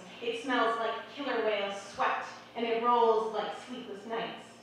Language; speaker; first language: English; native; English